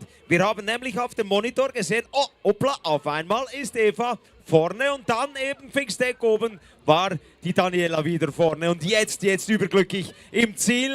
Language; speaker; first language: German; native; German